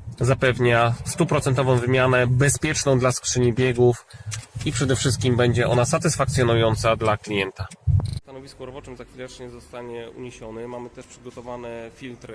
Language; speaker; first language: Polish; native; Polish